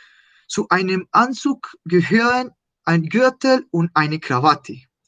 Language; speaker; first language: German; non-native, fluent; Spanish